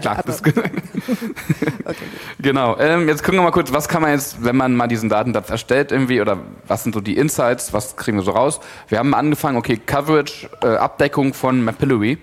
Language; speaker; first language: German; native; German